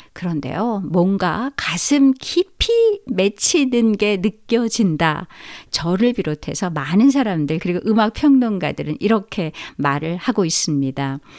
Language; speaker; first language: Korean; native; Korean